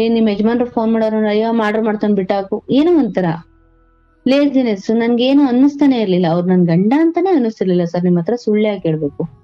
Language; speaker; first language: Kannada; native; Kannada